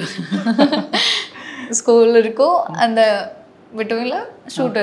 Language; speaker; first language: Tamil; non-native, learner; Malayalam